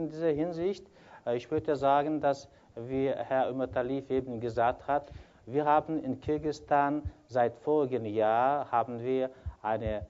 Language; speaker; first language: German; non-native, fluent; Kyrgyz